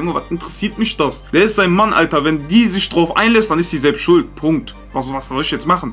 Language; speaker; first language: German; early bilingual, other home language; Turkish